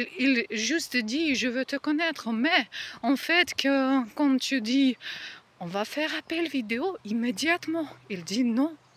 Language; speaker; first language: French; non-native, learner; Ukrainian